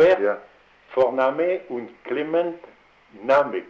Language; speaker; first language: German; non-native, learner; French